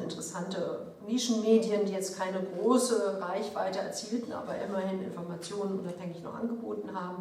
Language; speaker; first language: German; native; German